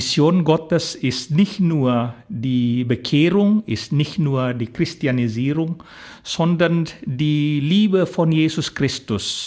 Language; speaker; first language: German; non-native, fluent; Indonesian